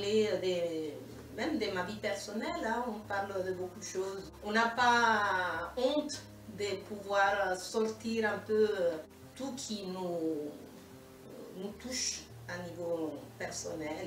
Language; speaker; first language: French; non-native, fluent; Spanish